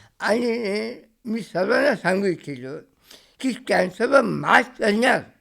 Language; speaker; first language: Marathi; native; Marathi